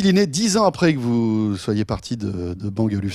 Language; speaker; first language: French; native; French